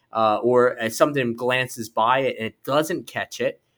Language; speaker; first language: English; native; English